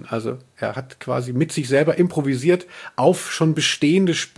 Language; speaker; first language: German; native; German